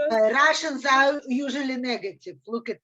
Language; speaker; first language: English; non-native, fluent; Russian